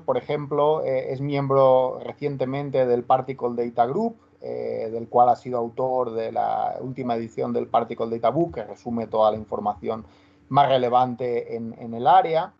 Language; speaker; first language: Spanish; native; Spanish